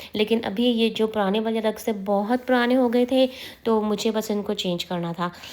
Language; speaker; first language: Urdu; native; Urdu